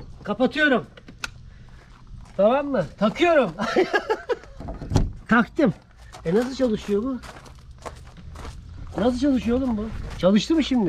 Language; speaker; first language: Turkish; native; Turkish